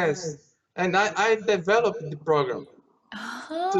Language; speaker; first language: English; non-native, learner; Portuguese